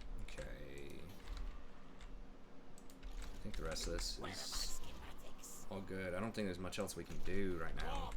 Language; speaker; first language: English; native; English